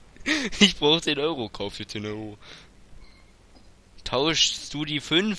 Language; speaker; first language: German; native; German